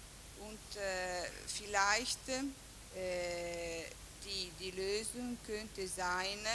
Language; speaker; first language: German; non-native, fluent; Italian